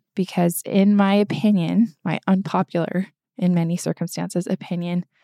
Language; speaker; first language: English; native; English